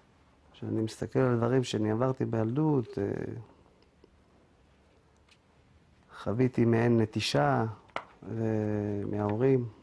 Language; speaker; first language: Hebrew; native; Hebrew